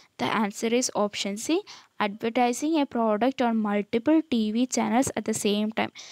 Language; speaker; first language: English; non-native, local second language; Malayalam